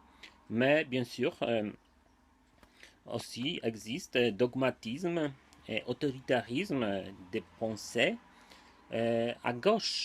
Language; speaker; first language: French; non-native, learner; Polish